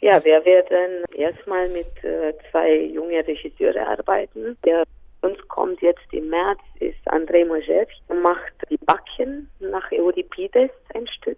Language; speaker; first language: German; non-native, local second language; Romanian